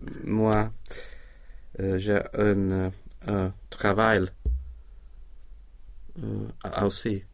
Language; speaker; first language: French; non-native, learner; Swedish